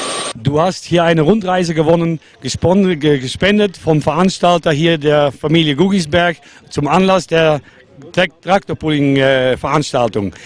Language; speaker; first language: German; native; German